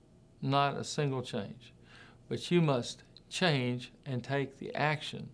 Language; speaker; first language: English; native; English